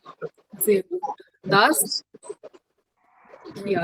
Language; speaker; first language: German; non-native, fluent; Hindi